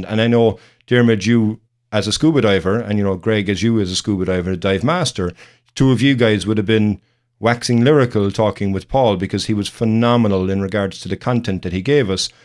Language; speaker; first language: English; native; English